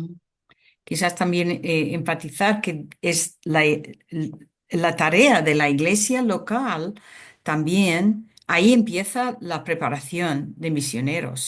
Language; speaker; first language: Spanish; non-native, fluent; English